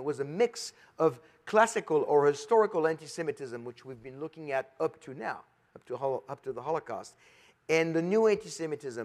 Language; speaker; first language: English; non-native, fluent; French